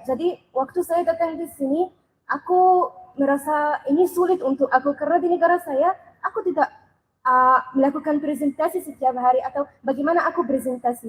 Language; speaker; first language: Indonesian; non-native, learner; Arabic